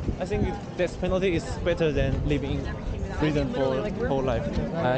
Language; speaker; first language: English; non-native, learner; Chinese